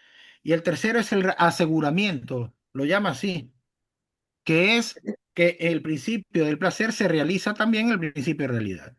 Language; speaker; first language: Spanish; native; Spanish